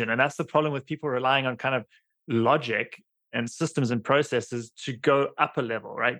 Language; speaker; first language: English; native; English